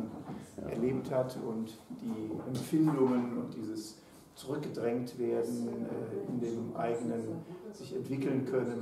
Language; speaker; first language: German; native; German